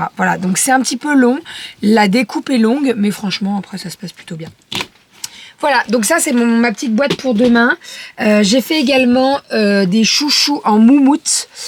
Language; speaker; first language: French; native; French